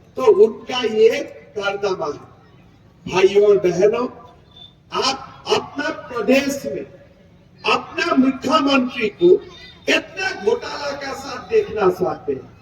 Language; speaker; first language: Hindi; non-native, local second language; Assamese